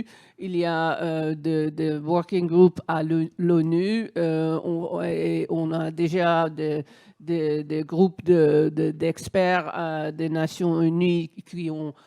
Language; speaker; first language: French; non-native, fluent; Dutch